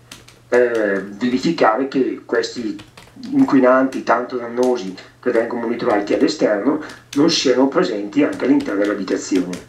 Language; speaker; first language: Italian; native; Italian